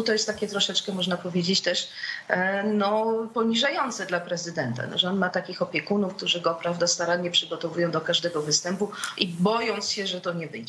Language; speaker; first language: Polish; native; Polish